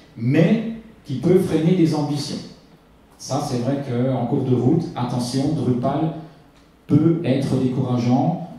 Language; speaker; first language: French; native; French